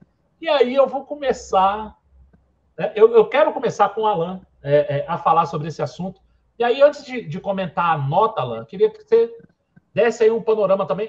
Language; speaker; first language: Portuguese; native; Portuguese